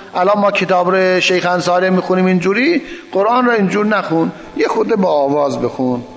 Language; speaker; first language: Persian; non-native, local second language; Azerbaijani